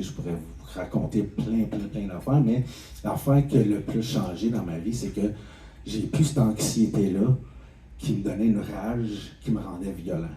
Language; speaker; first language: French; native; French